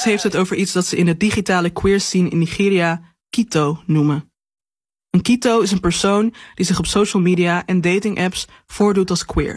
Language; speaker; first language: Dutch; native; Dutch